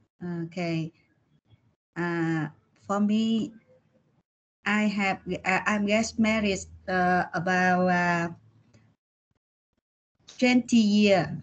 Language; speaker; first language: English; non-native, learner; Vietnamese